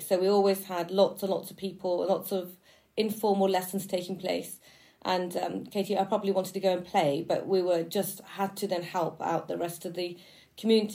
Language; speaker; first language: English; native; English